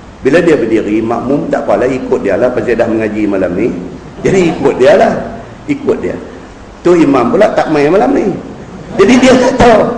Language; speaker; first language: Malay; native; Malay